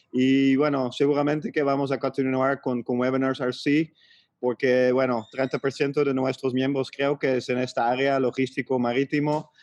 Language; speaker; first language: Spanish; non-native, fluent; Dutch